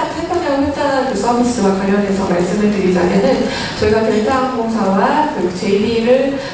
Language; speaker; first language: Korean; native; Korean